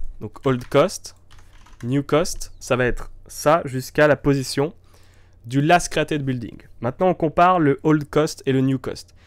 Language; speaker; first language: French; native; French